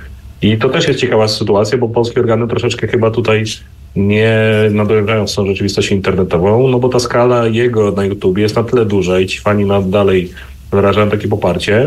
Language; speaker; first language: Polish; native; Polish